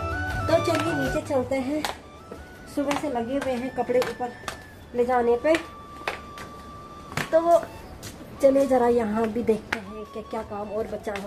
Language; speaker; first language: Hindi; native; Hindi